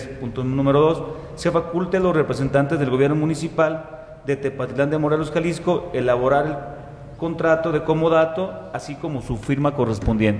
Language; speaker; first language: Spanish; native; Spanish